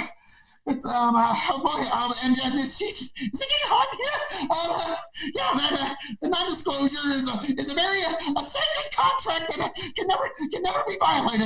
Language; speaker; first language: English; native; English